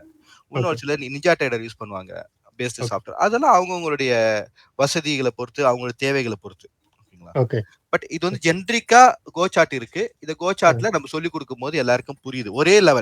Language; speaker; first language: Tamil; native; Tamil